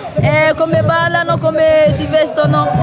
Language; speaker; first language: Italian; non-native, learner; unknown